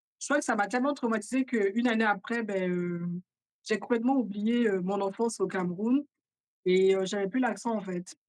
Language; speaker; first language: French; early bilingual, other home language; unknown